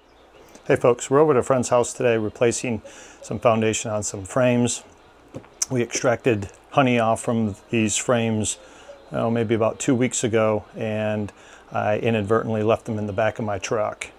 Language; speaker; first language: English; native; English